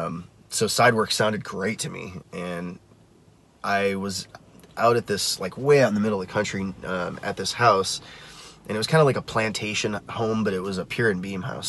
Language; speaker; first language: English; native; English